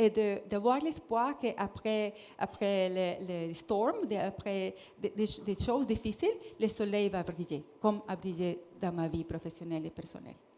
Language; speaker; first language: French; non-native, fluent; Spanish